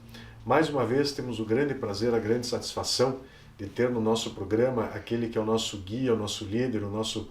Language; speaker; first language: Portuguese; native; Portuguese